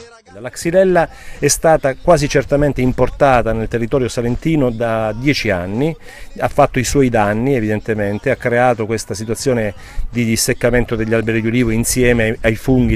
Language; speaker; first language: Italian; native; Italian